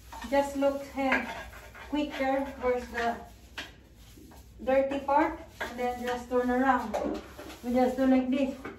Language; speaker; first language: English; non-native, local second language; Cebuano